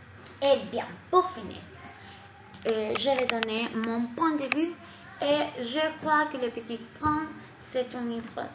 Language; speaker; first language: French; non-native, learner; Spanish